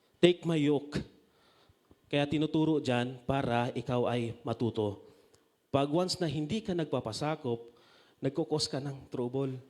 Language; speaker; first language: Filipino; non-native, local second language; Masbatenyo